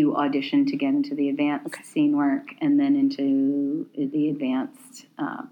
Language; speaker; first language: English; native; English